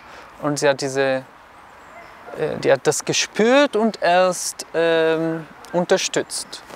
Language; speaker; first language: German; non-native, fluent; Hebrew